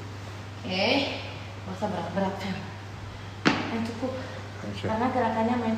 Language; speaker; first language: Indonesian; native; Indonesian